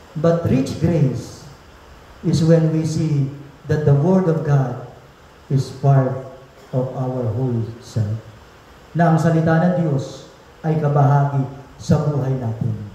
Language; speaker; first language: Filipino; non-native, local second language; Pampanga